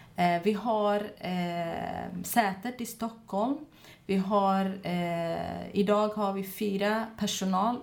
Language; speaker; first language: Swedish; non-native, fluent; Kurdish